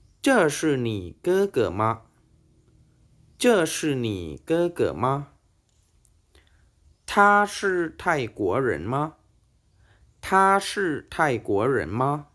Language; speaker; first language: Chinese; non-native, fluent; Thai